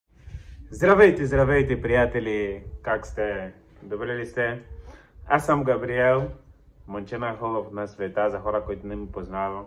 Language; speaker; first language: Bulgarian; non-native, learner; Portuguese